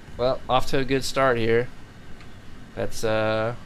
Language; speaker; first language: English; native; English